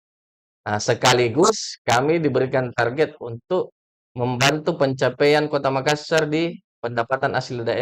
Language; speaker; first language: Indonesian; native; Indonesian